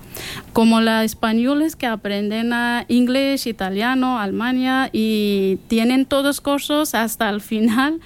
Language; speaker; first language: Spanish; non-native, learner; Persian